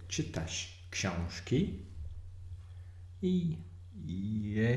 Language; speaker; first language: Polish; non-native, learner; English